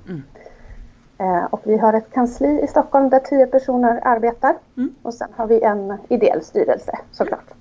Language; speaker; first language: Swedish; native; Swedish